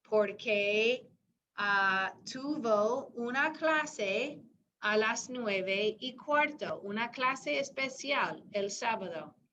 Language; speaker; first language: Spanish; non-native, fluent; English